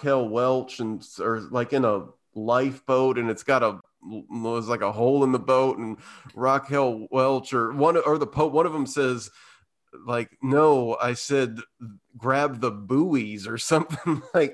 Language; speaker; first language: English; native; English